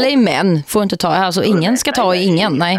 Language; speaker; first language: Swedish; native; Swedish